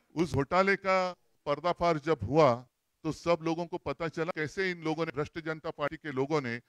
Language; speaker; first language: Hindi; non-native, local second language; Marathi